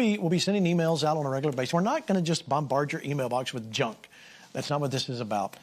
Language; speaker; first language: English; native; English